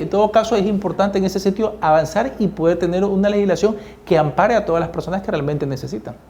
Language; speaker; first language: Spanish; native; Spanish